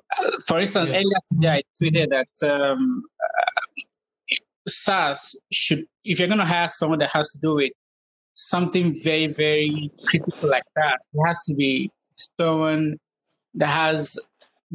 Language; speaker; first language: English; non-native, local second language; Yoruba